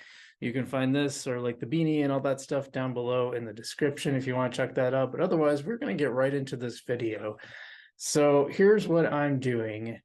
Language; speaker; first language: English; native; English